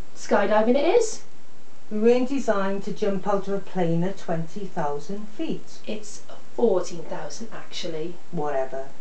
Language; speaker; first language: English; native; English